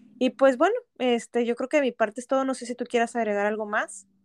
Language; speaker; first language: Spanish; native; Spanish